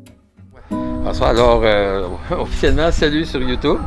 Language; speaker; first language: French; native; French